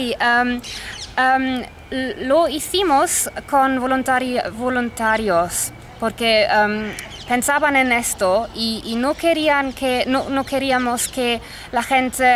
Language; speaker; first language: Spanish; non-native, fluent; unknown